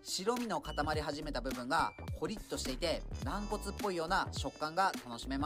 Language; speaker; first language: Japanese; native; Japanese